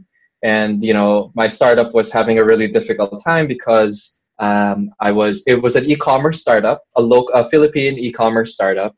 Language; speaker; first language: English; non-native, local second language; Filipino